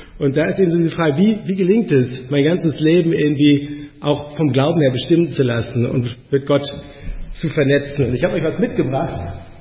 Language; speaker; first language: German; native; German